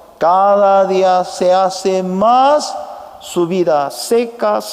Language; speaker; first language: Spanish; non-native, fluent; Korean